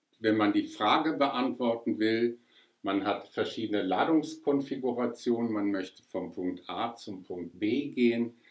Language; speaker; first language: German; native; German